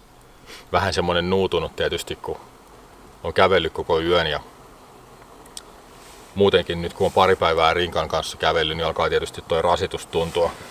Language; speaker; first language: Finnish; native; Finnish